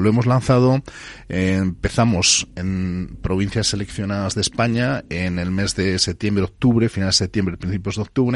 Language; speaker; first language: Spanish; native; Spanish